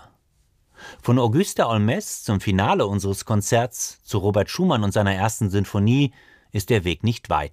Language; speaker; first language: German; native; German